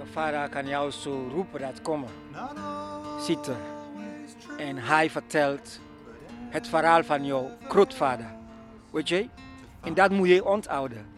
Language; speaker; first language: Dutch; non-native, learner; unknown